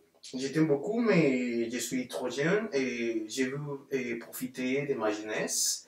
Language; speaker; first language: French; non-native, fluent; Spanish